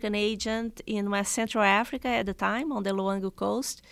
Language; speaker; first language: English; non-native, fluent; Portuguese